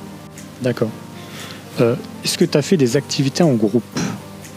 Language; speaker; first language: French; native; French